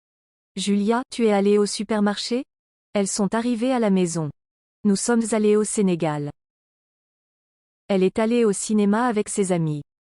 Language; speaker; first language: French; non-native, learner; English